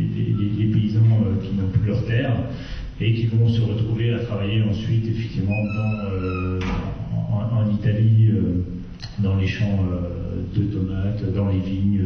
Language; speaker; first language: French; native; French